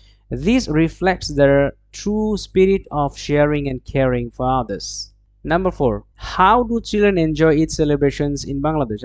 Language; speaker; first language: English; non-native, local second language; Bangla